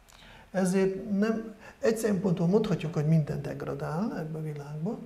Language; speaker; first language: Hungarian; non-native, fluent; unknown